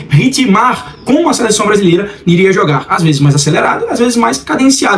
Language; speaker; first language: Portuguese; native; Portuguese